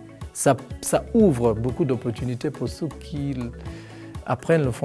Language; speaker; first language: French; non-native, fluent; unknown